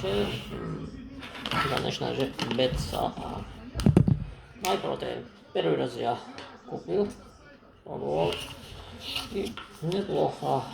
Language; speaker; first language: Russian; non-native, fluent; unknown